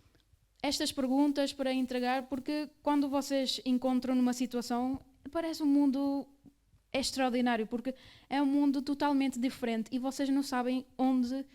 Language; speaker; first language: Portuguese; early bilingual, other home language; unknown